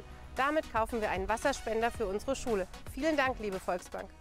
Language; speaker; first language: German; native; German